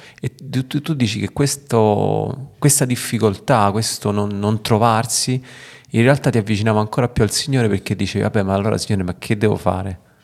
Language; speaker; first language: Italian; native; Italian